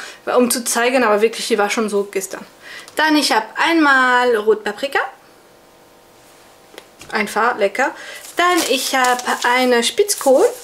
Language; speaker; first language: German; non-native, fluent; French